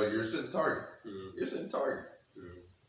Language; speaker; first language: English; native; English